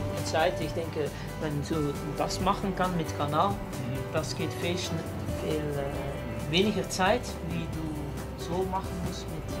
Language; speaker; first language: German; non-native, learner; Dutch